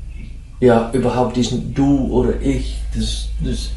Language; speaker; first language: German; non-native, fluent; Dutch